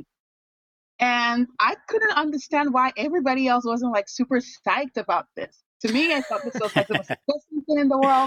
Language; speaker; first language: English; non-native, local second language; Yoruba